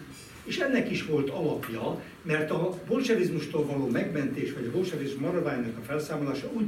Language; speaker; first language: Hungarian; native; Hungarian